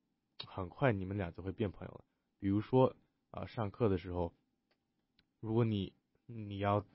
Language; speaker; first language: Chinese; early bilingual, heritage; Chinese